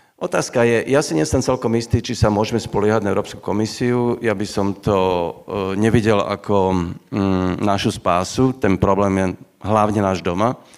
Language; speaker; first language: Slovak; native; Slovak